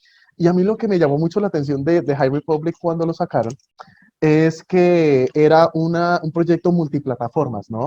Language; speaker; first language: Spanish; native; Spanish